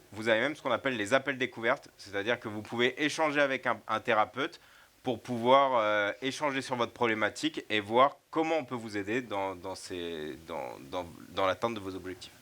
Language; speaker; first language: French; native; French